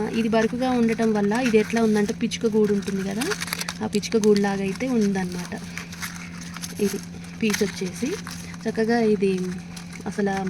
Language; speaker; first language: Telugu; native; Telugu